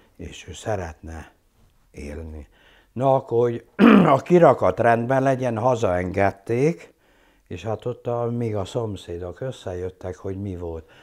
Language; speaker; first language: Hungarian; non-native, local second language; German